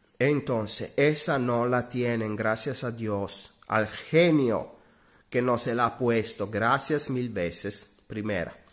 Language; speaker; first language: Spanish; non-native, learner; Italian